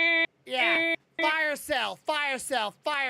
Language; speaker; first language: English; native; English